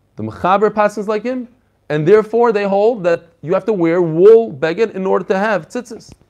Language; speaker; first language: English; native; English